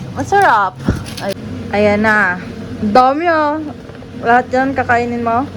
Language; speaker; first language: Filipino; native; Filipino